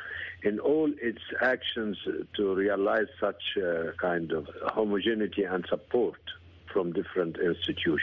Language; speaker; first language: English; non-native, fluent; Arabic